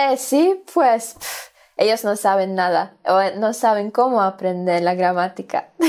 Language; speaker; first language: Spanish; non-native, fluent; English